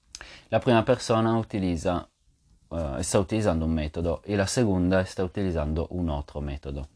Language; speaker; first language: Spanish; non-native, fluent; Italian